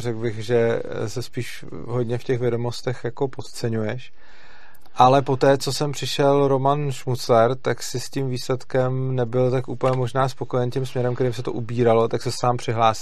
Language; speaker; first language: Czech; native; Czech